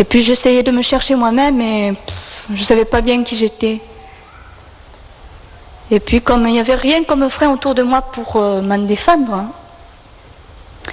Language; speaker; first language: French; native; French